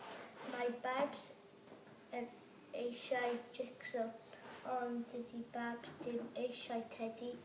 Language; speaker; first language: Welsh; non-native, local second language; English